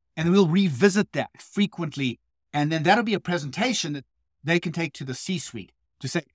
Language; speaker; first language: English; native; English